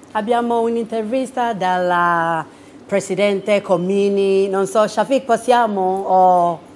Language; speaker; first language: Italian; non-native, fluent; Akan